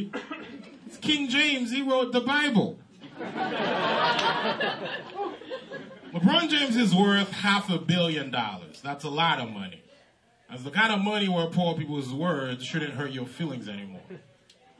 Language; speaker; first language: English; non-native, fluent; Haitian Creole